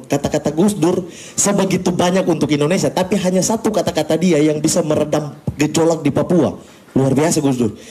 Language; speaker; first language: Indonesian; native; Indonesian